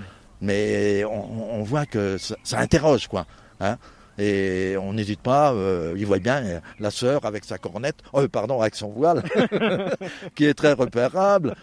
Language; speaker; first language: French; native; French